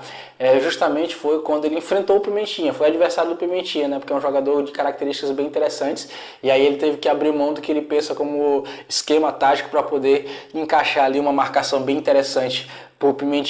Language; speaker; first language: Portuguese; native; Portuguese